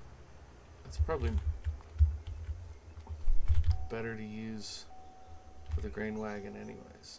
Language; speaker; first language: English; native; English